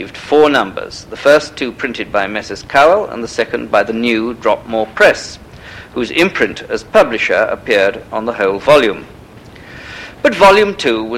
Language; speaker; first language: English; native; English